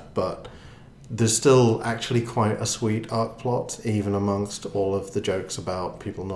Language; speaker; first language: English; native; English